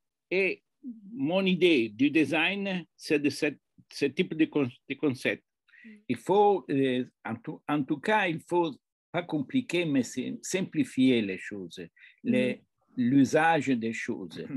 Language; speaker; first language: French; non-native, fluent; Italian